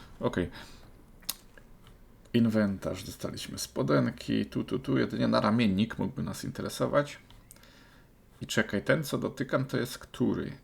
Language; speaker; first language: Polish; native; Polish